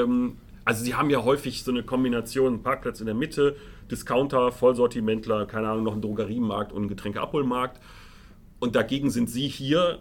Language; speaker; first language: German; native; German